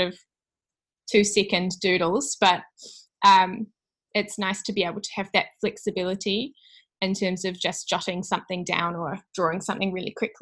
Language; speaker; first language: English; native; English